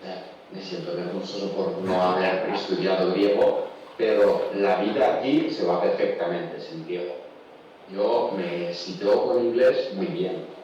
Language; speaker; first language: Spanish; non-native, learner; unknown